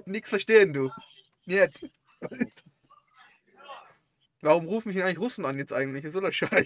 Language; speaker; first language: German; native; German